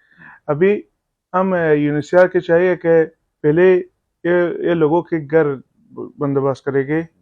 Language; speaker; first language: Hindi; non-native, learner; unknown